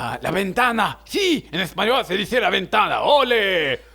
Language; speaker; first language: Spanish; non-native, learner; French